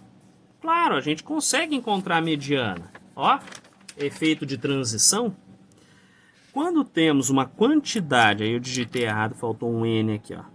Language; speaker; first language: Portuguese; native; Portuguese